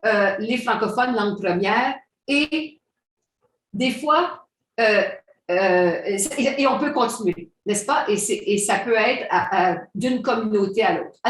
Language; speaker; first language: French; native; French